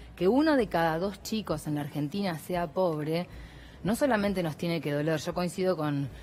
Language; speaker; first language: Spanish; native; Spanish